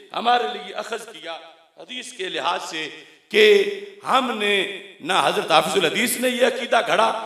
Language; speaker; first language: Urdu; non-native, local second language; Punjabi